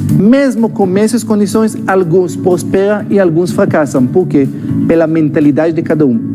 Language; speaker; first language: Portuguese; non-native, fluent; Hebrew